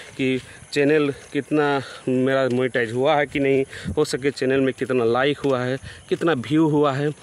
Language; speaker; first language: Hindi; non-native, local second language; Bangla